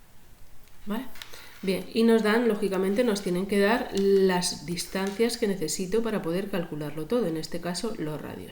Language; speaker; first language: Spanish; native; Spanish